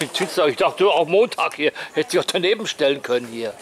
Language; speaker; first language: German; native; German